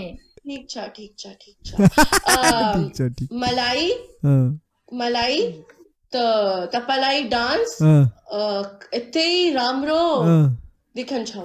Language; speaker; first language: Nepali; non-native, learner; Urdu